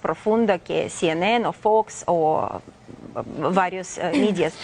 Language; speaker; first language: Spanish; non-native, fluent; Ukrainian